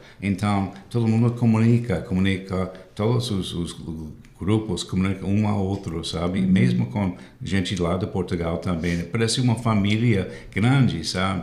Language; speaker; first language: Portuguese; non-native, fluent; English